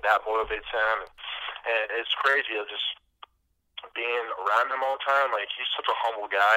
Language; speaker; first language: English; native; English